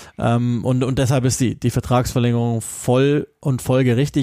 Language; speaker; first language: German; native; German